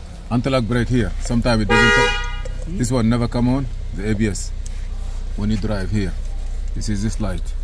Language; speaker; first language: English; non-native, fluent; Arabic